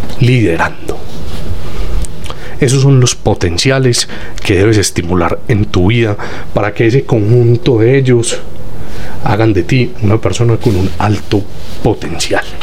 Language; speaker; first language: Spanish; native; Spanish